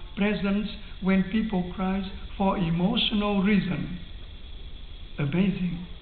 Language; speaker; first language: English; non-native, fluent; Vietnamese